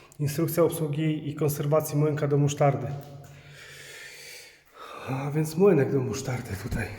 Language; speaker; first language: Polish; native; Polish